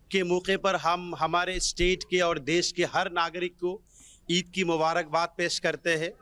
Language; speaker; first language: Urdu; non-native, local second language; Bangla